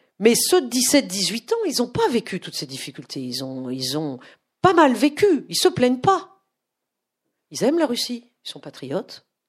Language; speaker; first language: French; native; French